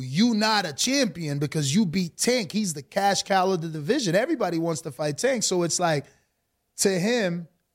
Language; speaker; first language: English; native; English